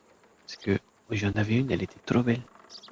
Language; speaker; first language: French; native; French